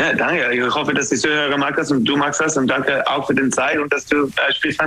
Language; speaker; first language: German; non-native, learner; English